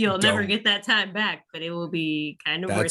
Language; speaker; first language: English; native; English